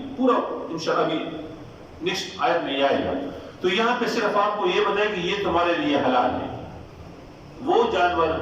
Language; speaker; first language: Urdu; non-native, local second language; Pashto